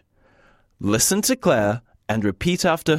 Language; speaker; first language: English; native; English